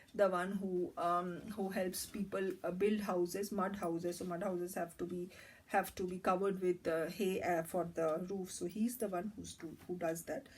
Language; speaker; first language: English; non-native, local second language; Bangla